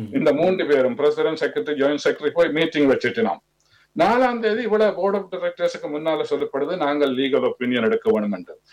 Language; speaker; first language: Tamil; native; Tamil